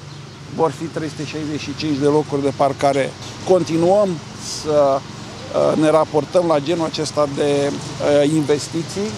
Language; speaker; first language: Romanian; native; Romanian